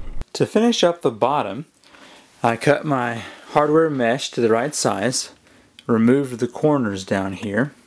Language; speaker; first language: English; native; English